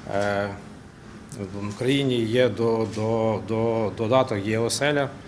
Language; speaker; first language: Ukrainian; non-native, local second language; Russian